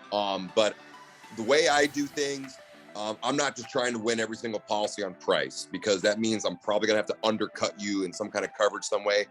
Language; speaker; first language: English; native; English